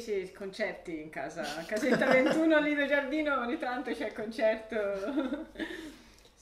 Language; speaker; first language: Italian; non-native, learner; German